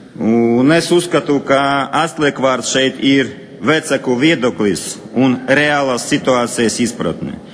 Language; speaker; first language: Latvian; non-native, local second language; Russian